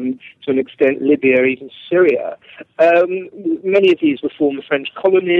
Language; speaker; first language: English; native; English